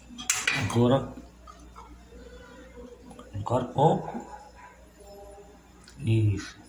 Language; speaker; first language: Portuguese; non-native, learner; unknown